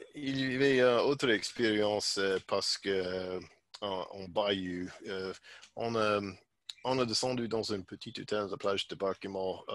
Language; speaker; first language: French; non-native, learner; English